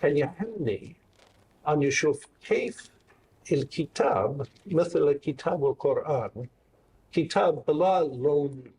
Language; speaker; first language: Arabic; non-native, fluent; English